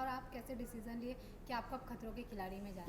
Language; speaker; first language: Hindi; native; Hindi